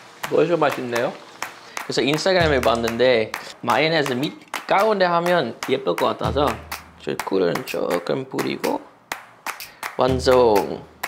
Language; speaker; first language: Korean; non-native, fluent; Dutch